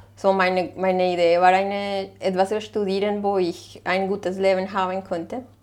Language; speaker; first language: German; non-native, fluent; Spanish